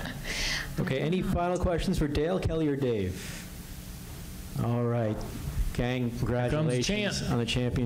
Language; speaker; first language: English; native; English